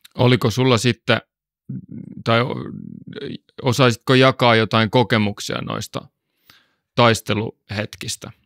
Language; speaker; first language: Finnish; native; Finnish